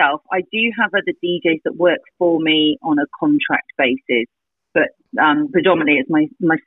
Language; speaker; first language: English; native; English